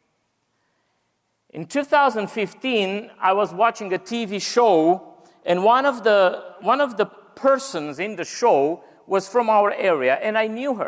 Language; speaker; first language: English; non-native, fluent; Romanian